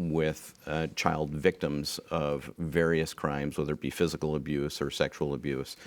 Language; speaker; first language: English; native; English